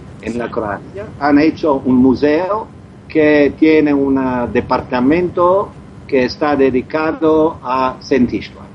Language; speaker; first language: Spanish; non-native, learner; Croatian